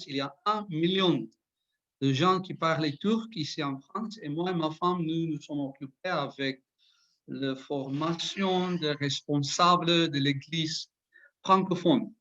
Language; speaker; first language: French; non-native, learner; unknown